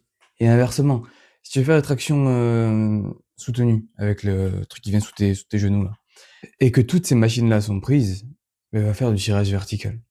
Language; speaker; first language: French; native; French